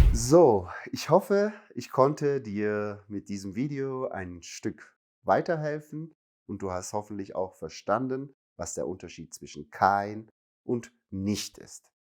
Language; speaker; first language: German; non-native, fluent; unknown